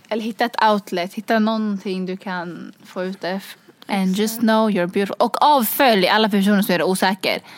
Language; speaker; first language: Swedish; early bilingual, other home language; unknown